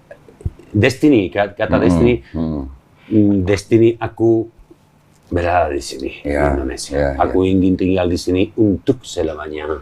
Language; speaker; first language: Indonesian; non-native, learner; Spanish